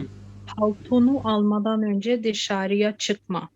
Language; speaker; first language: Turkish; non-native, learner; Urdu